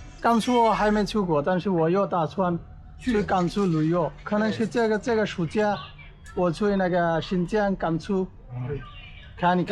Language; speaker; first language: Chinese; non-native, fluent; Bangla